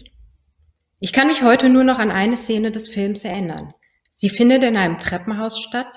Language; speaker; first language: German; early bilingual, other home language; Persian